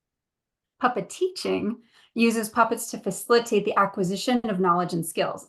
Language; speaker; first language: English; native; English